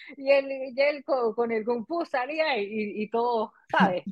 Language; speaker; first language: Spanish; early bilingual, heritage; Spanish